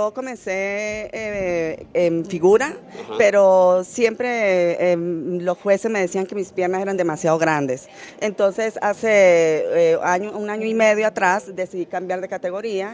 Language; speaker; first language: Spanish; native; Spanish